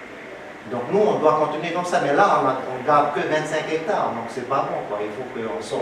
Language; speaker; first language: French; native; French